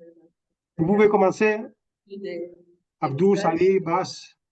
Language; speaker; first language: French; non-native, fluent; Catalan